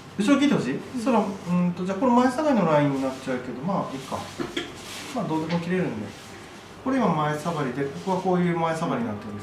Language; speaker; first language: Japanese; native; Japanese